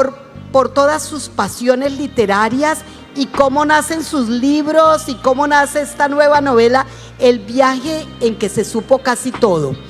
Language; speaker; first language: Spanish; native; Spanish